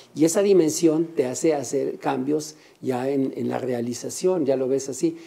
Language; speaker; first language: Spanish; native; Spanish